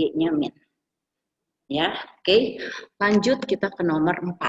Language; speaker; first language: Indonesian; native; Indonesian